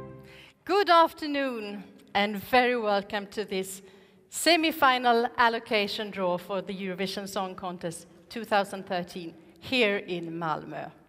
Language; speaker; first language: English; non-native, fluent; Swedish